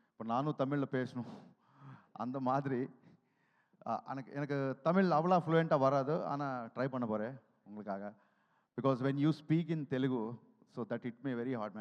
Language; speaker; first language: Tamil; non-native, learner; Telugu